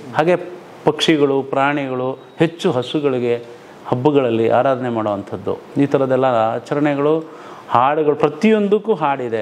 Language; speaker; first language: Kannada; non-native, local second language; Lambadi